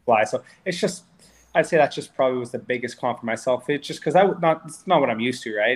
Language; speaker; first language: English; native; English